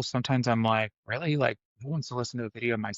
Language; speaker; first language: English; native; English